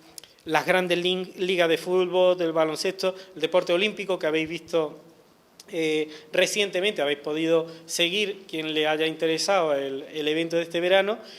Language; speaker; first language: Spanish; native; Spanish